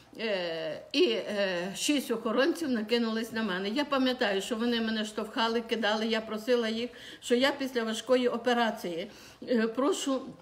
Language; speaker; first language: Ukrainian; native; Ukrainian